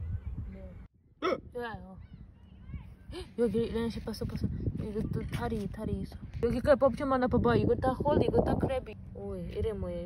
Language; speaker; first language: Korean; non-native, learner; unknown